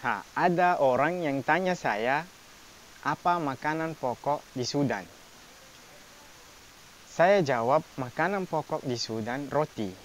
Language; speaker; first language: Indonesian; non-native, fluent; Arabic